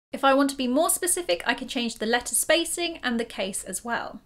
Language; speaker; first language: English; native; English